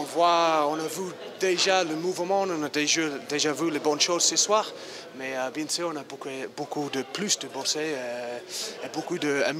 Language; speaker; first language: French; non-native, fluent; English